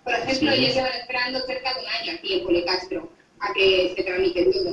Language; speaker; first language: Spanish; native; Spanish